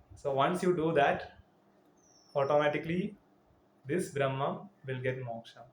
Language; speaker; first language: English; non-native, local second language; Malayalam